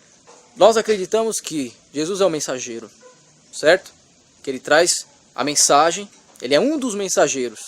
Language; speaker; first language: Portuguese; native; Portuguese